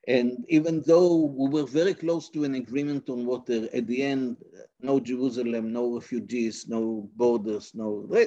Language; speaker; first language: English; non-native, fluent; Hebrew